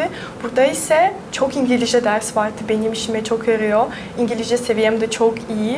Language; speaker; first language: Turkish; non-native, fluent; Russian